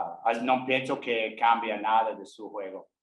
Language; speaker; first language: Spanish; non-native, learner; English